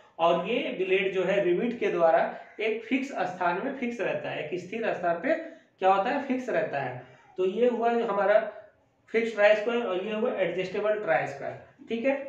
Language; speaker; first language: Hindi; native; Hindi